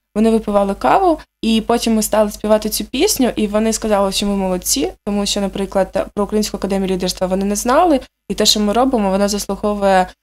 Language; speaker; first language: Ukrainian; native; Ukrainian